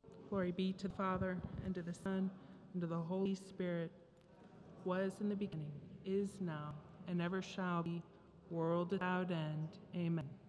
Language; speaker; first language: English; native; English